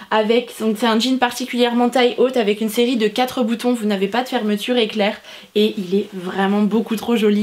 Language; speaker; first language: French; native; French